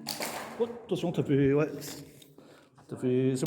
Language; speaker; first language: French; native; French